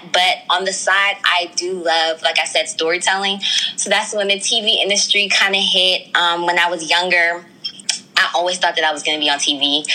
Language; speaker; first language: English; early bilingual, other home language; Krio